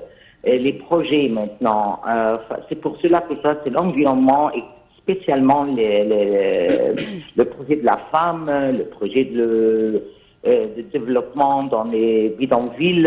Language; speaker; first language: French; non-native, fluent; Arabic